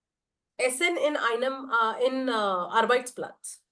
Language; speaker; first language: German; non-native, fluent; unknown